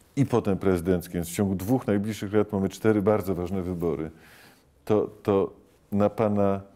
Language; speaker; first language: Polish; native; Polish